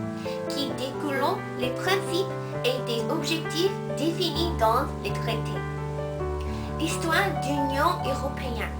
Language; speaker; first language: French; non-native, learner; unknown